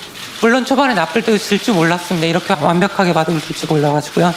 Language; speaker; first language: Korean; native; Korean